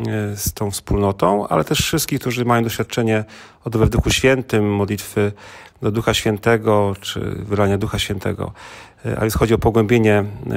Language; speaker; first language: Polish; native; Polish